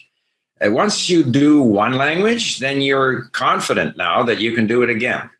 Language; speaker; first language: English; native; English